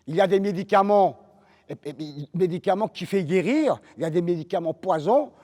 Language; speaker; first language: French; non-native, fluent; Korean